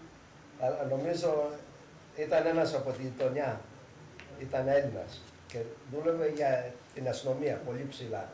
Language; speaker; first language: Greek; early bilingual, heritage; Greek